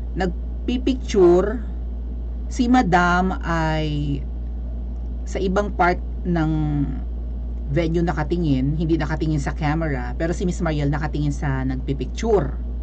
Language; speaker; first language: Filipino; non-native, local second language; Cebuano